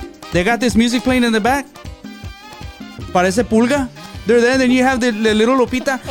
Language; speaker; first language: English; early bilingual, other home language; Spanish